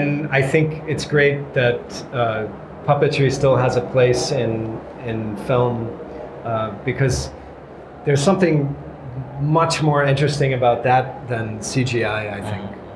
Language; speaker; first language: English; native; English